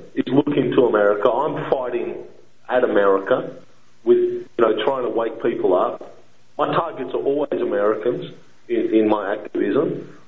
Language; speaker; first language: English; native; English